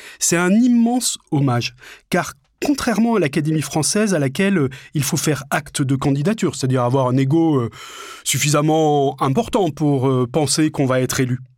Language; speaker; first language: French; native; French